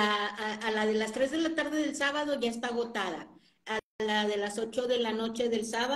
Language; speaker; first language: Spanish; native; Spanish